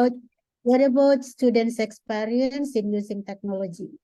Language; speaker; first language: English; non-native, fluent; Indonesian